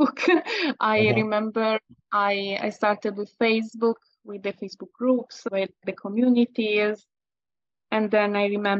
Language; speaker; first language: English; non-native, fluent; Italian